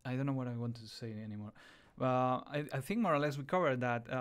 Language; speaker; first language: English; non-native, fluent; Spanish